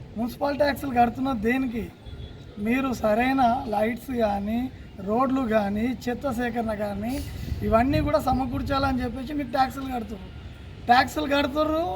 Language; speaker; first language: Telugu; native; Telugu